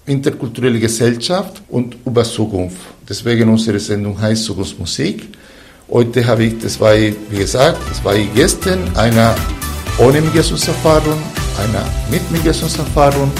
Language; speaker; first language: German; non-native, fluent; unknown